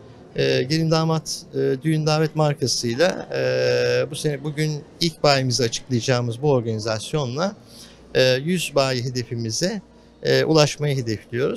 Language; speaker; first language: Turkish; native; Turkish